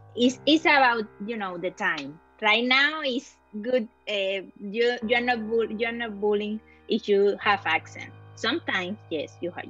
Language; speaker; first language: English; non-native, learner; Spanish